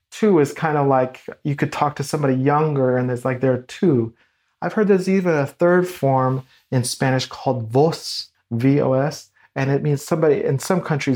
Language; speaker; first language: English; native; English